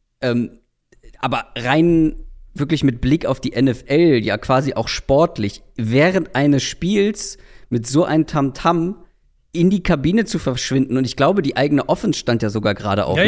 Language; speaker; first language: German; native; German